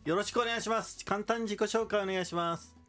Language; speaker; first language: Japanese; native; Japanese